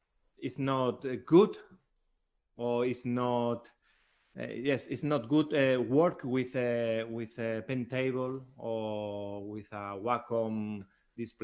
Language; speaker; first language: English; non-native, learner; Spanish